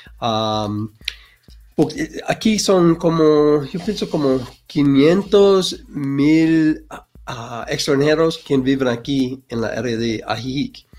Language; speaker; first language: Spanish; non-native, learner; English